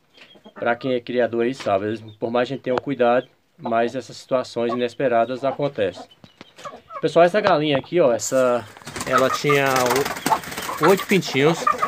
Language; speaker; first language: Portuguese; native; Portuguese